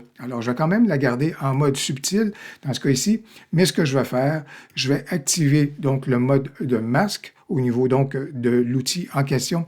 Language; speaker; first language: French; native; French